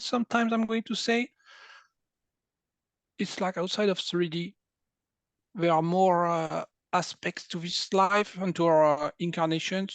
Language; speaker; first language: English; non-native, fluent; French